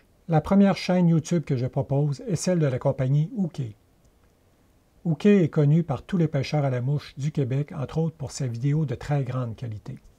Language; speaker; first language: French; native; French